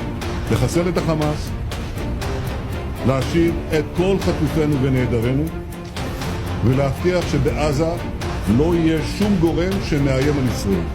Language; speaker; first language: Hebrew; native; Hebrew